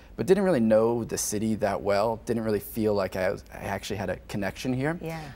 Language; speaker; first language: English; native; English